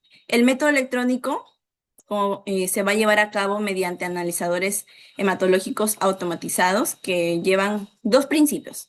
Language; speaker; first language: Spanish; native; Spanish